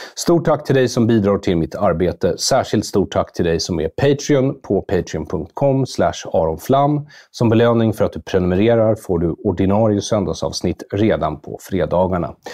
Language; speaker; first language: Swedish; native; Swedish